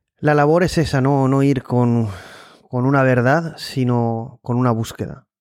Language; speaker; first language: Spanish; native; Spanish